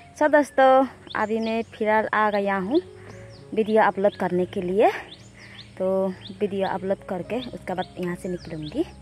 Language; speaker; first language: Hindi; non-native, local second language; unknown